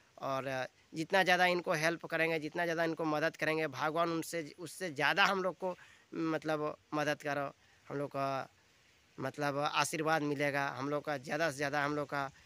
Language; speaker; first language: Hindi; native; Hindi